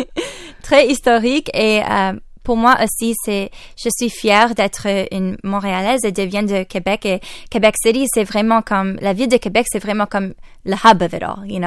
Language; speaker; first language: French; non-native, local second language; English